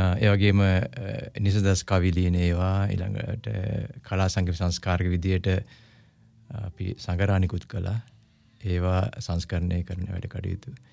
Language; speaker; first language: Sinhala; non-native, local second language; Tamil